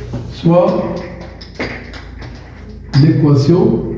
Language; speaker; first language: French; non-native, local second language; Arabic